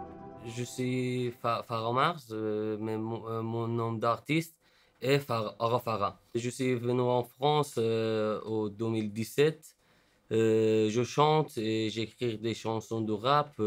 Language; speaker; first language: French; non-native, learner; Persian